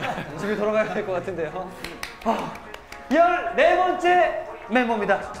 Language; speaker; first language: Korean; native; Korean